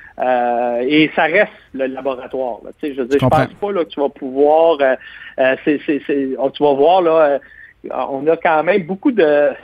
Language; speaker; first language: French; native; French